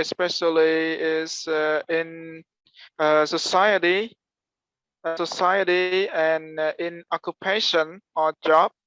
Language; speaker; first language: English; non-native, learner; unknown